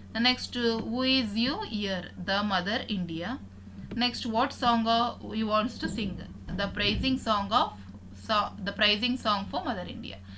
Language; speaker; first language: English; non-native, local second language; Kannada